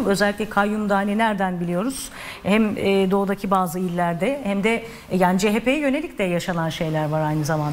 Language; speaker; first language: Turkish; native; Turkish